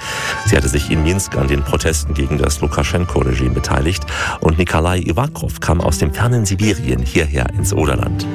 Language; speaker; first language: German; native; German